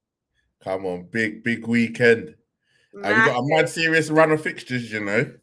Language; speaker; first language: English; native; English